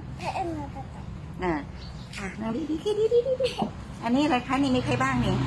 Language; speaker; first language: Thai; native; Thai